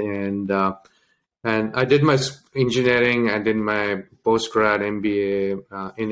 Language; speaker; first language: English; non-native, local second language; Tamil